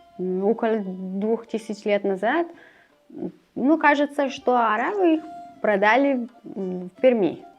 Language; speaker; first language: Russian; non-native, learner; Persian